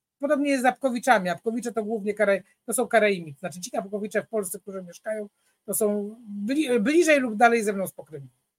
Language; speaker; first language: Polish; native; Polish